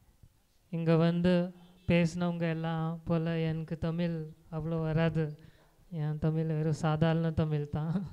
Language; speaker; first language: Tamil; non-native, fluent; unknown